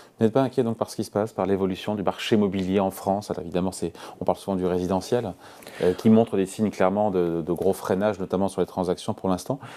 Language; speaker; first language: French; native; French